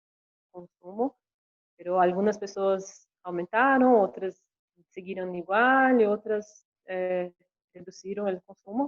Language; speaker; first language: Spanish; non-native, learner; Portuguese